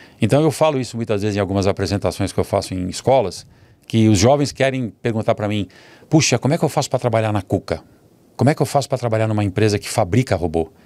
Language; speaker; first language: Portuguese; early bilingual, other home language; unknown